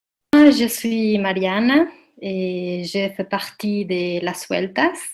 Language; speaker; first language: French; non-native, fluent; Spanish